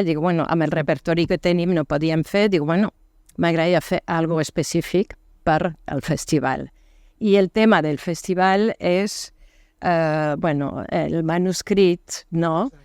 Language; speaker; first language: Catalan; non-native, fluent; French